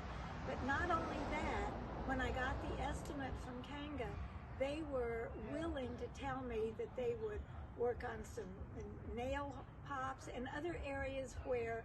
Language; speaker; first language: English; native; English